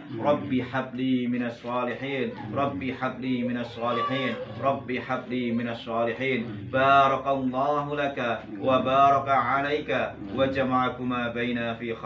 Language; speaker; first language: Indonesian; native; Indonesian